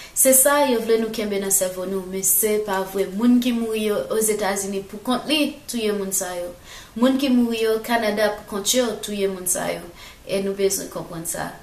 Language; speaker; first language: Haitian Creole; native; Haitian Creole